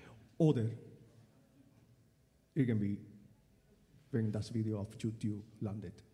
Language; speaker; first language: German; non-native, fluent; Spanish